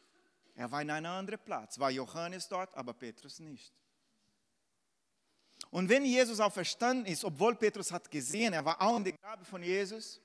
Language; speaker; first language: German; non-native, fluent; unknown